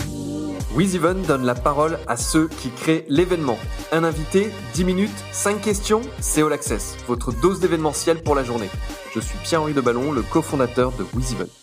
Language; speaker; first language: French; native; French